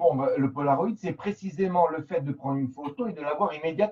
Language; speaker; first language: French; native; French